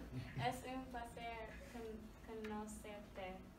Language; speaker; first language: Spanish; non-native, learner; English